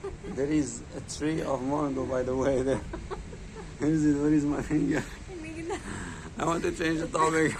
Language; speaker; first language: English; non-native, learner; Arabic